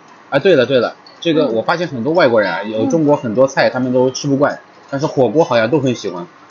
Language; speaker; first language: Chinese; native; Chinese